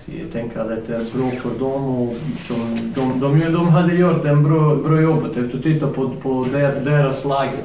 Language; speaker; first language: Swedish; non-native, fluent; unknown